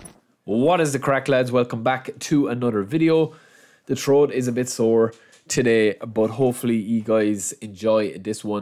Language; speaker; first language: English; native; English